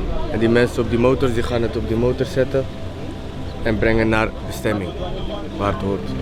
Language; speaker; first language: Dutch; native; Dutch